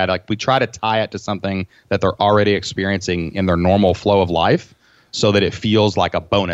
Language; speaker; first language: English; native; English